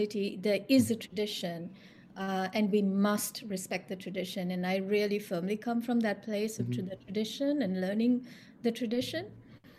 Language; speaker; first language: English; non-native, local second language; Sinhala